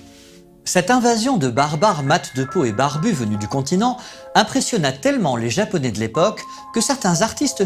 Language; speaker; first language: French; native; French